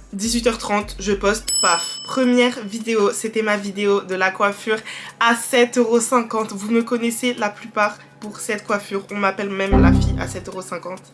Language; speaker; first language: French; early bilingual, other home language; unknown